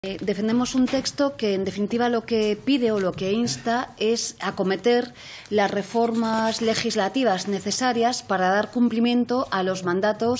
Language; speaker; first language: Spanish; native; Spanish